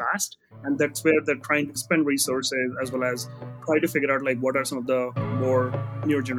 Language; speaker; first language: English; non-native, local second language; Hindi